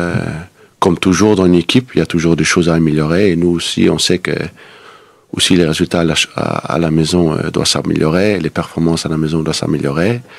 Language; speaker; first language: French; non-native, fluent; Danish